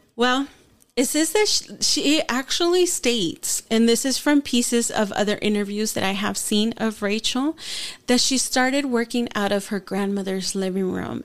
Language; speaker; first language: English; early bilingual, other home language; Spanish